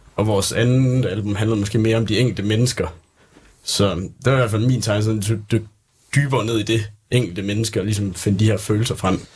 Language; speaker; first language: Danish; native; Danish